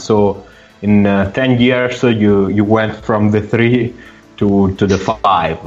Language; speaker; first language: English; non-native, fluent; Italian